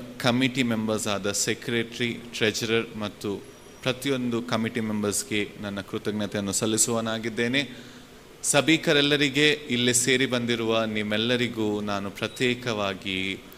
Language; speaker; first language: Kannada; non-native, local second language; Telugu